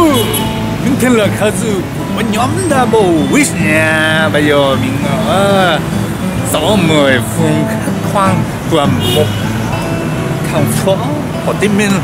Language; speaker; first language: Vietnamese; non-native, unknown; Japanese